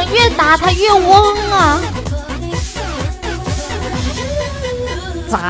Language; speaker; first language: Chinese; native; Chinese